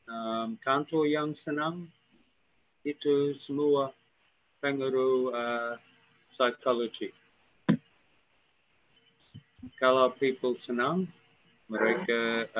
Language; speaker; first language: Indonesian; non-native, fluent; English